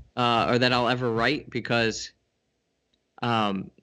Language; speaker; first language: English; native; English